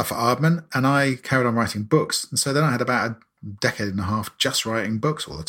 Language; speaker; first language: English; native; English